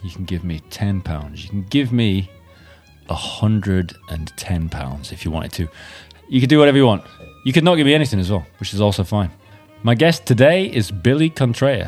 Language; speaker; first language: English; native; English